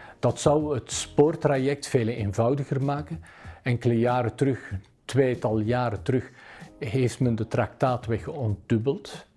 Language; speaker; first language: Dutch; native; Dutch